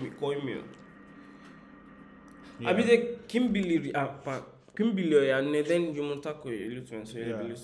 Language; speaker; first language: Turkish; non-native, learner; English